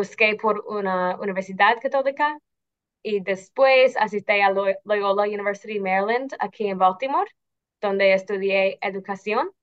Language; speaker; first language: Spanish; non-native, fluent; English